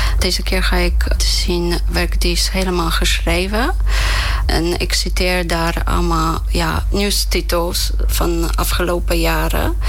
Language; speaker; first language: Dutch; non-native, fluent; Polish